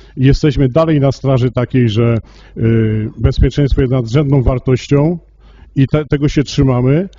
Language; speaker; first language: Polish; native; Polish